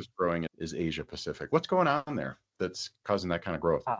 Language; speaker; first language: English; native; English